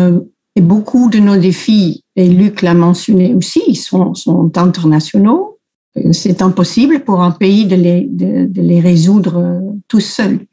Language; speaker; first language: French; non-native, fluent; Dutch